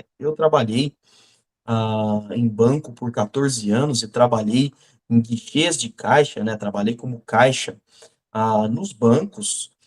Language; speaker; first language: Portuguese; native; Portuguese